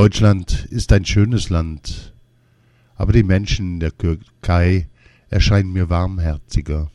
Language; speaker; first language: German; non-native, learner; Kurdish